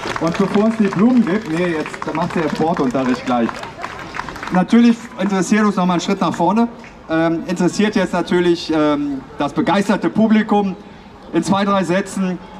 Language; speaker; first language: German; native; German